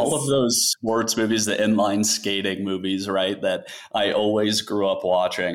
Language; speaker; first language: English; native; English